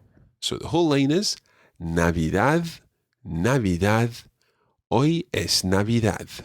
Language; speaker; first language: Spanish; non-native, fluent; English